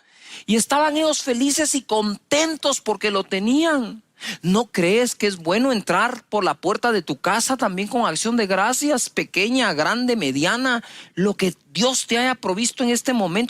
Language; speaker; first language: Spanish; native; Spanish